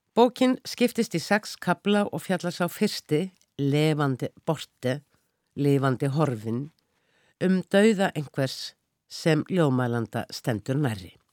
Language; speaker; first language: Icelandic; native; Icelandic